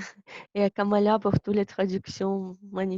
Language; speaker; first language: French; non-native, fluent; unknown